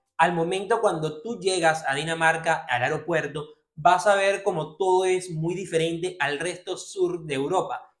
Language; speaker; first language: Spanish; native; Spanish